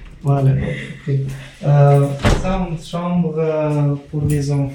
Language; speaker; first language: French; non-native, learner; Romanian